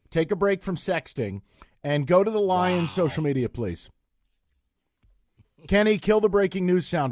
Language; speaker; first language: English; native; English